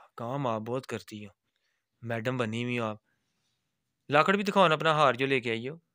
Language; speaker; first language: Urdu; non-native, local second language; Punjabi